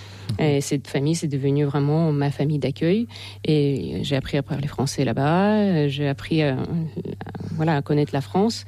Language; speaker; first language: French; non-native, fluent; Russian